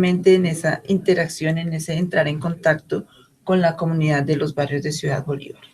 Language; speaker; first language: Spanish; native; Spanish